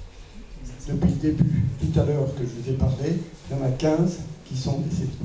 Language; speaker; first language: French; native; French